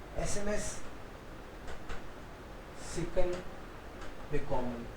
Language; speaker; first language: German; non-native, fluent; Hindi